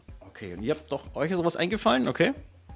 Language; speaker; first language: German; native; German